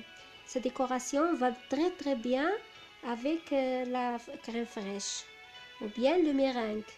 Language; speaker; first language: French; non-native, local second language; Arabic